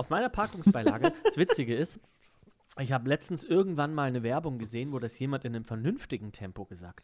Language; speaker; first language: German; native; German